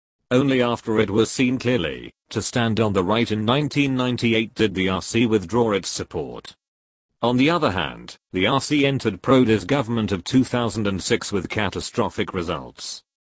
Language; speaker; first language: English; native; English